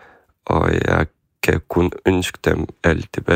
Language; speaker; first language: Danish; non-native, fluent; Ukrainian